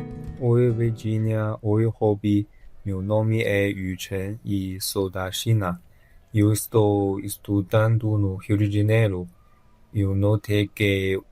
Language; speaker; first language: Portuguese; non-native, learner; Chinese